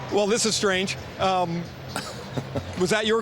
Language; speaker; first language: English; native; English